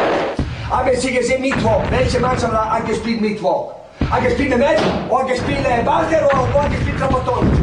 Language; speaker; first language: German; non-native, learner; Italian